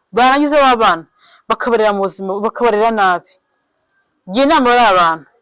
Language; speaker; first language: Kinyarwanda; native; Kinyarwanda